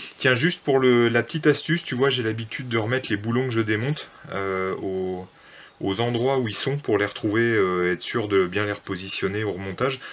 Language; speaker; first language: French; native; French